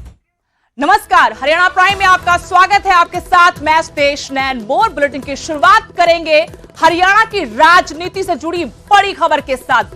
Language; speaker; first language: Hindi; native; Hindi